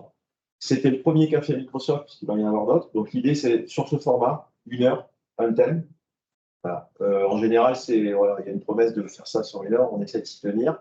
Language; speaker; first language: French; native; French